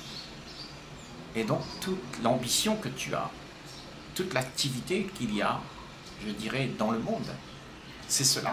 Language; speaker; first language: French; native; French